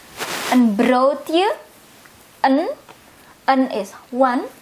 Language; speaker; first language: Dutch; non-native, fluent; Indonesian